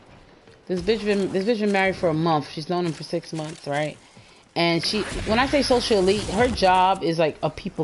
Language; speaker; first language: English; native; English